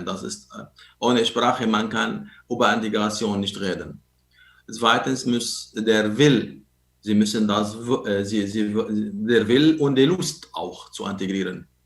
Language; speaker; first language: German; non-native, learner; Arabic